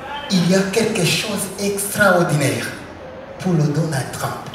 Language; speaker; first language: French; non-native, local second language; Rundi